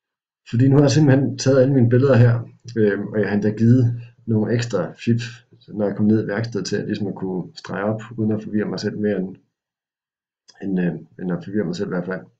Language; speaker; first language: Danish; native; Danish